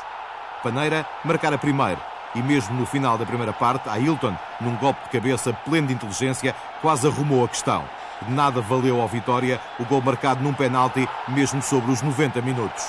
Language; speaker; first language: Portuguese; native; Portuguese